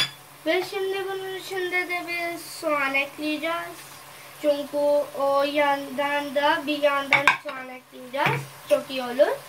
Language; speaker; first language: Turkish; non-native, learner; Urdu